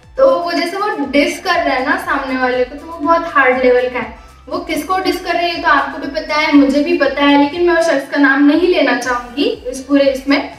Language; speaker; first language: Hindi; non-native, local second language; Marathi